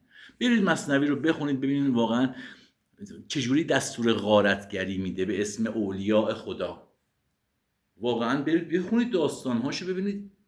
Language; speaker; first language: Persian; native; Persian